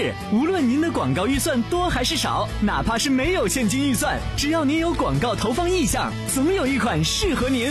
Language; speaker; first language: Chinese; native; Chinese